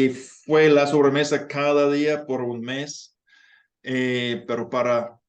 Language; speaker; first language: Spanish; non-native, fluent; English